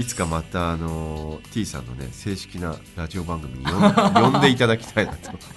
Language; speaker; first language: Japanese; native; Japanese